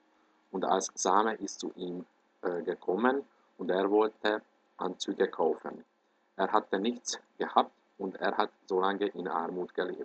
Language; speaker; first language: German; non-native, fluent; Hungarian